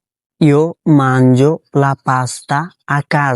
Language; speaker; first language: Italian; non-native, fluent; Bangla